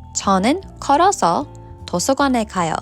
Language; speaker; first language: Korean; non-native, fluent; English